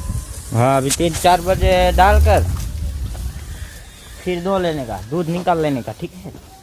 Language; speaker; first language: Hindi; non-native, local second language; Gujarati